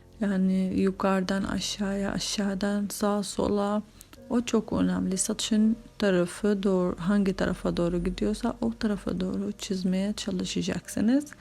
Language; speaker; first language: Turkish; non-native, fluent; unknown